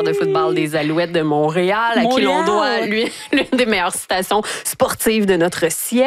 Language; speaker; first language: French; native; French